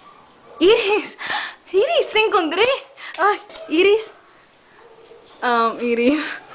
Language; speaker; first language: Spanish; native; Spanish